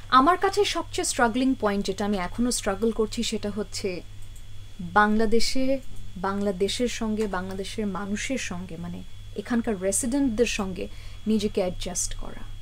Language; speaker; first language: Bangla; early bilingual, heritage; Bangla